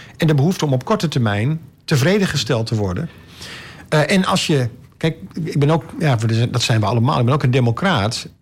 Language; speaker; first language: Dutch; native; Dutch